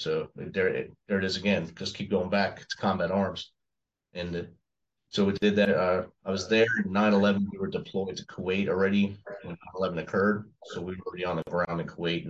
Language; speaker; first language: English; native; English